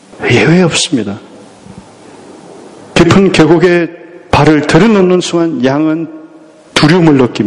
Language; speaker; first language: Korean; native; Korean